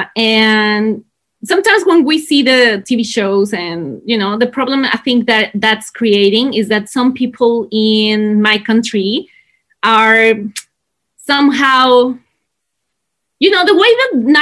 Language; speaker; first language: English; non-native, fluent; Spanish